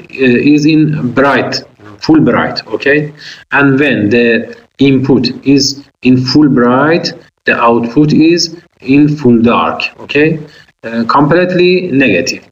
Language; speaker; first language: English; non-native, fluent; Persian